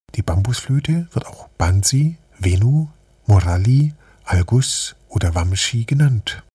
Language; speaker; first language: German; native; German